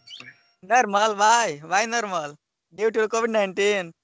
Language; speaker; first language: English; non-native, learner; Hindi